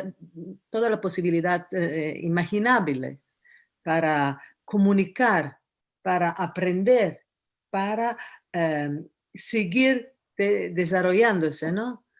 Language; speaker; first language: Spanish; non-native, fluent; Italian